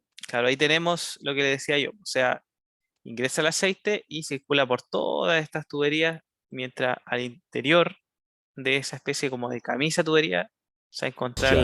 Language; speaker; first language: Spanish; native; Spanish